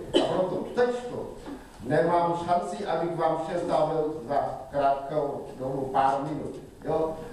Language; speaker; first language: Czech; non-native, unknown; Vietnamese